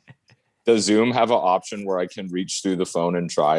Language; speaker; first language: English; native; English